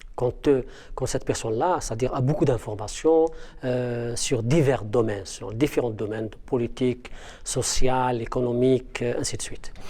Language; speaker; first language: French; non-native, local second language; Arabic